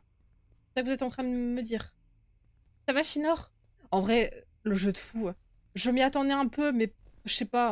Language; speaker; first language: French; native; French